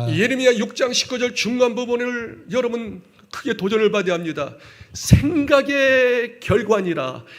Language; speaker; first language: Korean; native; Korean